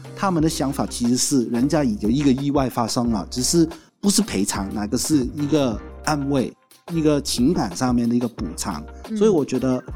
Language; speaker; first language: Chinese; non-native, local second language; Cantonese